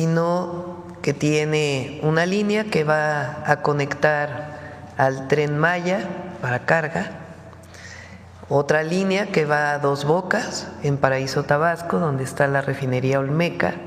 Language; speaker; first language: Spanish; native; Spanish